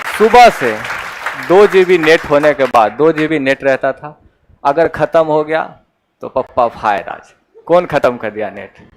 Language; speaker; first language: Hindi; native; Hindi